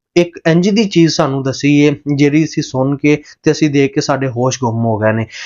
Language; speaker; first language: Punjabi; native; Punjabi